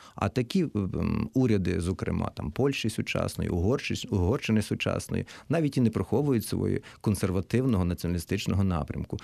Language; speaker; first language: Ukrainian; native; Ukrainian